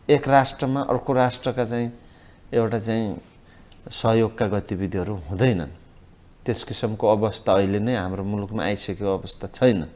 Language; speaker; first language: Nepali; native; Nepali